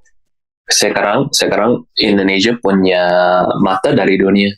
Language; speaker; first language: Indonesian; non-native, learner; English